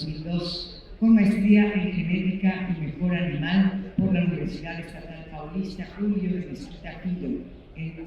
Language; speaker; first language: Spanish; native; Spanish